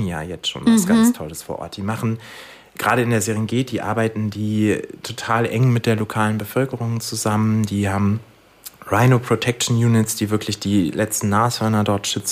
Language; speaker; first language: German; native; German